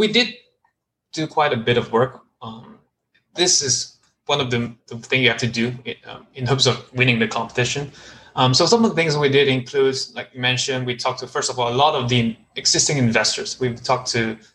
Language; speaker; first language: English; non-native, local second language; Cantonese